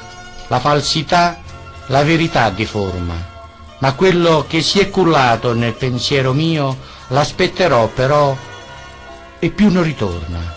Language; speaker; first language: Italian; native; Italian